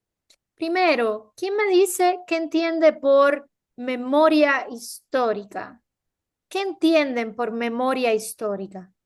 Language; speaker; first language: Spanish; native; Spanish